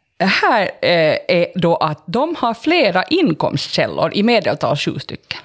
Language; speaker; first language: Swedish; native; Swedish